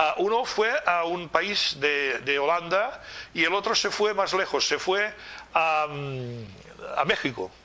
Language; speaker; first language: Spanish; non-native, local second language; Catalan